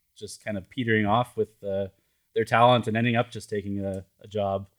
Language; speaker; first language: English; native; English